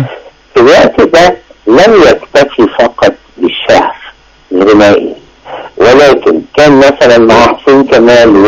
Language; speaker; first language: Arabic; native; Arabic